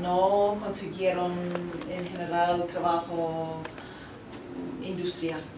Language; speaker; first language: Spanish; non-native, fluent; English